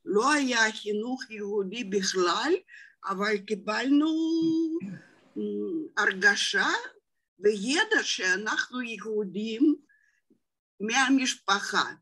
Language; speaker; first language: Hebrew; non-native, fluent; Russian